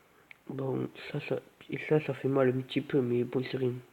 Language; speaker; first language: French; native; French